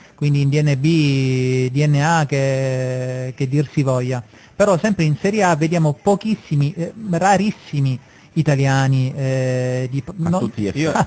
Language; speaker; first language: Italian; native; Italian